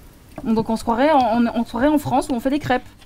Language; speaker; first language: French; native; French